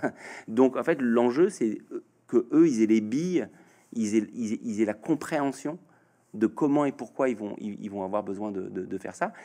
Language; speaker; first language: French; native; French